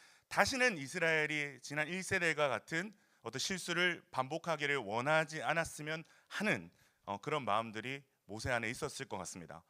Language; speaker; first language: Korean; native; Korean